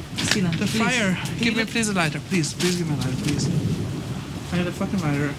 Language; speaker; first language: English; early bilingual, other home language; Persian